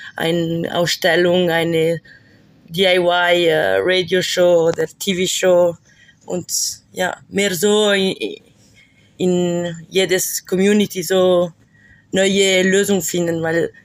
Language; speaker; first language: German; non-native, local second language; Italian